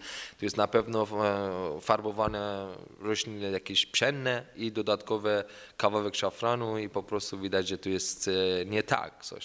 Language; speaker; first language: Polish; non-native, learner; Persian